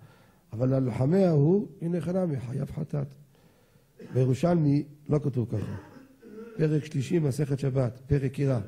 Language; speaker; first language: Hebrew; native; Hebrew